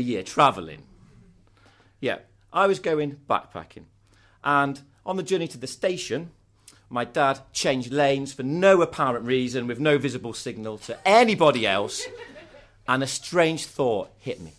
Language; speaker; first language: English; native; English